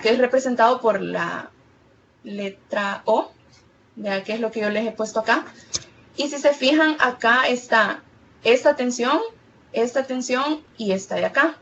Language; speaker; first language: Spanish; native; Spanish